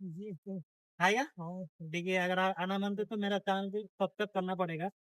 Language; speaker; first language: Hindi; non-native, local second language; Telugu